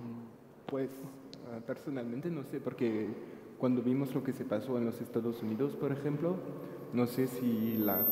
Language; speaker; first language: Spanish; non-native, fluent; French